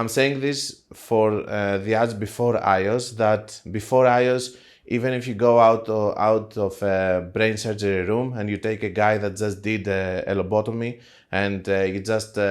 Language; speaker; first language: English; non-native, fluent; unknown